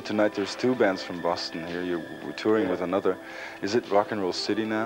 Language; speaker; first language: English; non-native, fluent; German